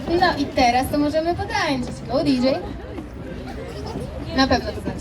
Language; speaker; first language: Polish; native; Polish